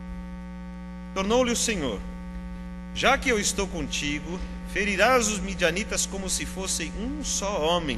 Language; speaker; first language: Portuguese; native; Portuguese